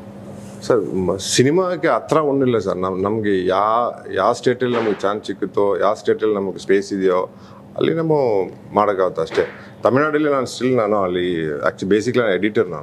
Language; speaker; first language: Kannada; non-native, learner; Tamil